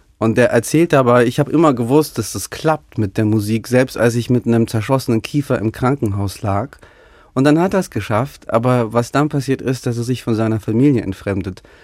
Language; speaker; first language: German; early bilingual, other home language; Russian